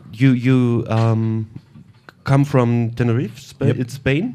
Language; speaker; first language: English; non-native, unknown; German